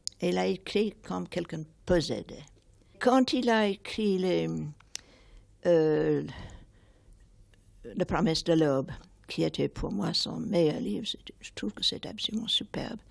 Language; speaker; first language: French; non-native, fluent; English